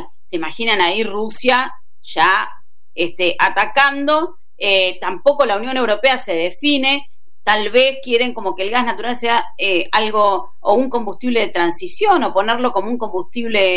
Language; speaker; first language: Spanish; native; Spanish